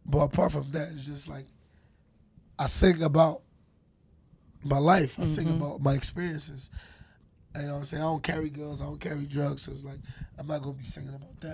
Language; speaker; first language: English; non-native, local second language; Yoruba